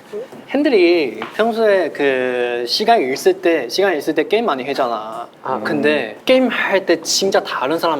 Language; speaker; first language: Korean; non-native, fluent; Chinese